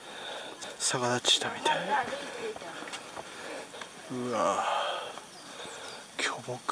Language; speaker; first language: Japanese; native; Japanese